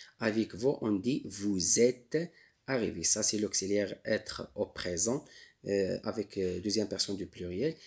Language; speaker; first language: French; non-native, local second language; Arabic